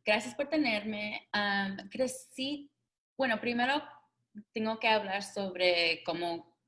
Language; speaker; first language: Spanish; early bilingual, other home language; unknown